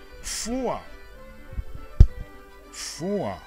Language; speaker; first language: German; non-native, fluent; Rundi